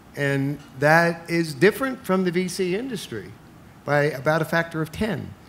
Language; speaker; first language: English; native; English